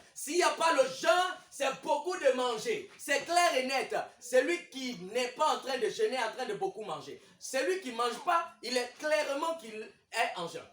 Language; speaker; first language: French; non-native, local second language; Lingala